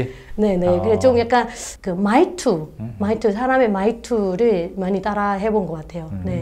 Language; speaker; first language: Korean; non-native, fluent; Burmese